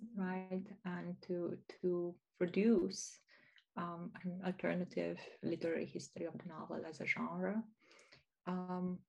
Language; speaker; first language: English; non-native, fluent; Romanian